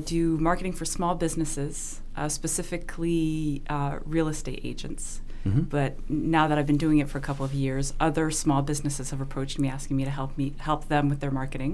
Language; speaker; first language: English; non-native, fluent; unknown